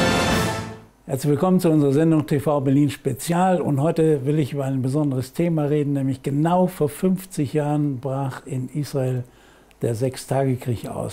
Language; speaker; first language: German; native; German